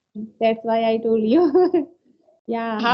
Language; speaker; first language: English; non-native, learner; Hindi